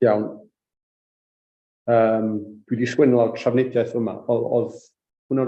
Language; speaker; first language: Welsh; native; Welsh